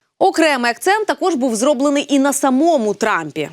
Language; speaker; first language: Ukrainian; native; Ukrainian